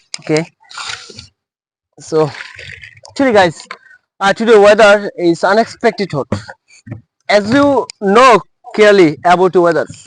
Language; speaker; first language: English; non-native, local second language; Bangla